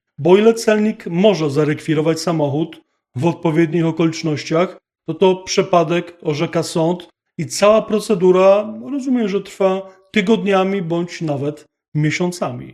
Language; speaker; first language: Polish; native; Polish